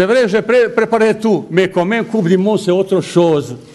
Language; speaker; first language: French; non-native, fluent; Bosnian